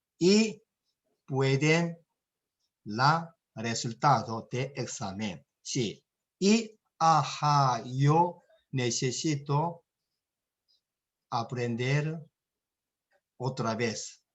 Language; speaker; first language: Spanish; non-native, learner; Korean